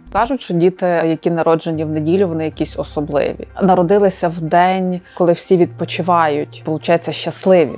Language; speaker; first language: Ukrainian; native; Ukrainian